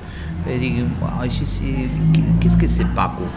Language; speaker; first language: French; non-native, learner; Italian